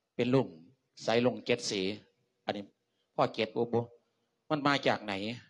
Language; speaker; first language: Lao; native; Lao